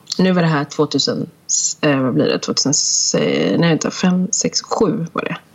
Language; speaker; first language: Swedish; early bilingual, other home language; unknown